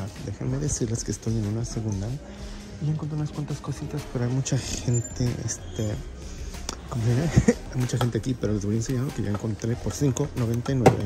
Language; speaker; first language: Spanish; native; Spanish